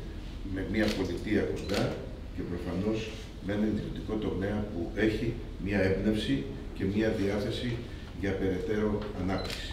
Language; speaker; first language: Greek; native; Greek